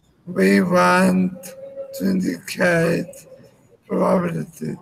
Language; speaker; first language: English; non-native, learner; Spanish